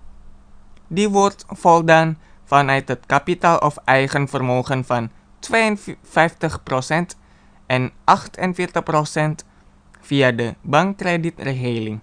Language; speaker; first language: Dutch; non-native, fluent; Indonesian